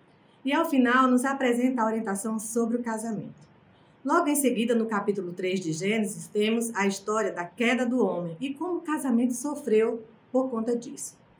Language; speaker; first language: Portuguese; native; Portuguese